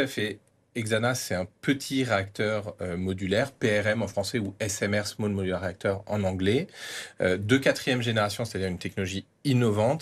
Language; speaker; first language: French; native; French